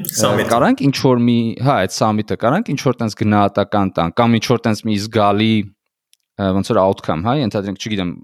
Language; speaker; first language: Armenian; native; Armenian